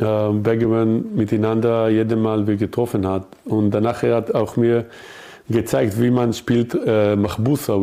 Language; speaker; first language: German; non-native, learner; Hebrew